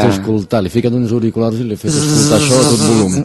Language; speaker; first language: Catalan; native; Catalan